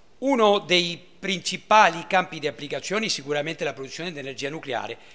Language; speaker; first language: Italian; early bilingual, heritage; Italian